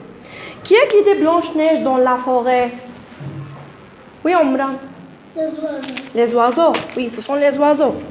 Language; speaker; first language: French; non-native, fluent; Arabic